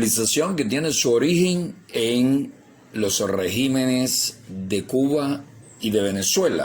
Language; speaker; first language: Spanish; native; Spanish